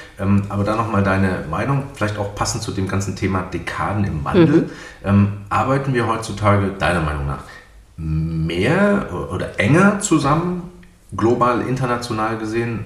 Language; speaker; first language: German; native; German